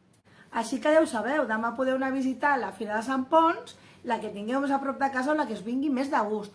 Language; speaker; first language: Catalan; native; Catalan